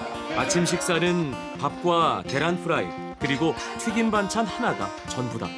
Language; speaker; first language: Korean; native; Korean